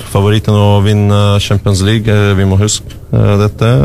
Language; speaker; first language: Norwegian; non-native, learner; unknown